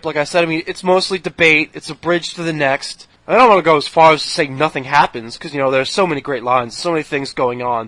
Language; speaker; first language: English; native; English